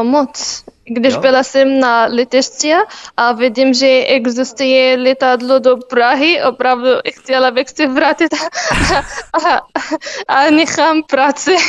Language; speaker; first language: Czech; non-native, learner; Arabic